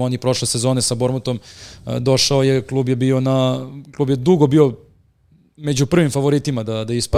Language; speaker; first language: Serbian; native; Serbian